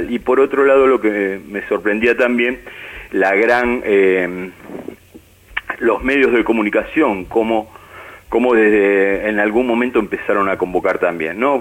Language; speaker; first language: Spanish; native; Spanish